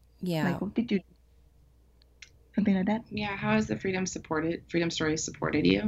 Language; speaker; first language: English; non-native, learner; Thai